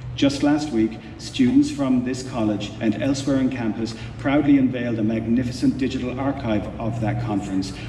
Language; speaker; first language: English; native; English